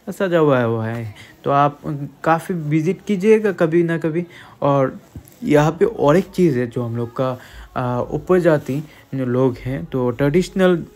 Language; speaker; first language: Hindi; non-native, local second language; Bangla